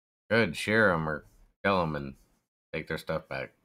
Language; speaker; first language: English; native; English